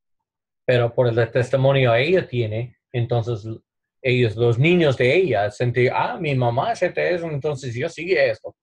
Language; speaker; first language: Spanish; non-native, learner; English